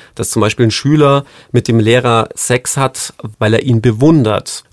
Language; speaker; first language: German; non-native, fluent; English